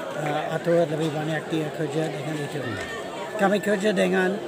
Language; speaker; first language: Indonesian; non-native, fluent; English